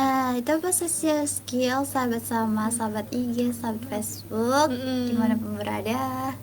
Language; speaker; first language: Indonesian; native; Indonesian